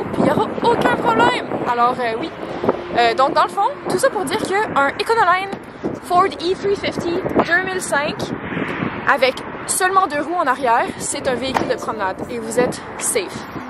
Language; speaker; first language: French; native; French